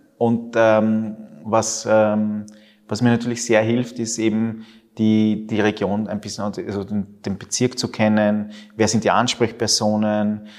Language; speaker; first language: German; early bilingual, other home language; Spanish